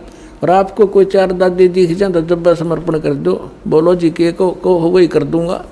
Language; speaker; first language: Hindi; native; Hindi